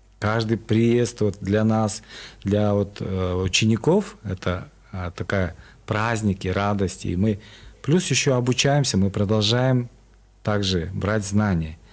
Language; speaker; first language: Russian; non-native, local second language; Kyrgyz